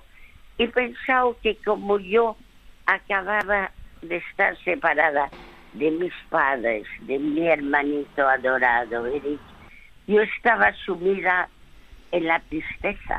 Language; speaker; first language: Spanish; early bilingual, other home language; French